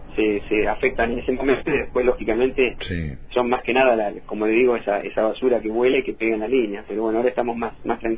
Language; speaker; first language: Spanish; native; Spanish